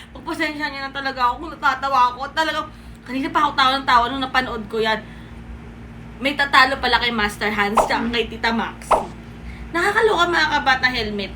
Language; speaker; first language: Filipino; native; Filipino